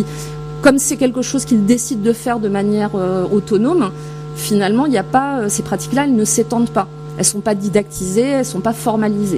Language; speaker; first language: French; native; French